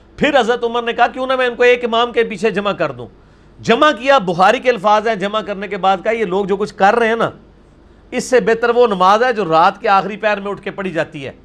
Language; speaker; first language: Urdu; non-native, local second language; Punjabi